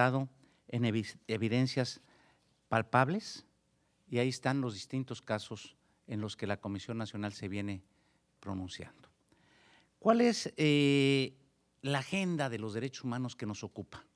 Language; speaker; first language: Spanish; native; Spanish